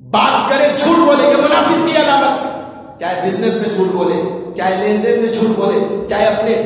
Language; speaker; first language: Urdu; native; Urdu